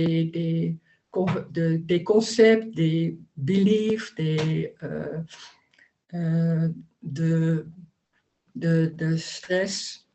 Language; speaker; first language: French; non-native, learner; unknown